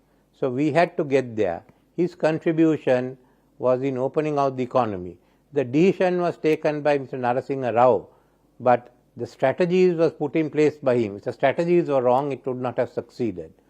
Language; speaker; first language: English; non-native, local second language; Sinhala